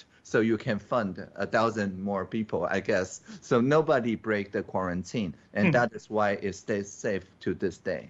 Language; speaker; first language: English; non-native, fluent; Chinese